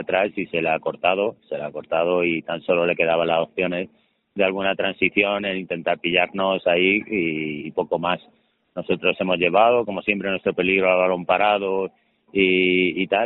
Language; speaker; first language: Spanish; native; Spanish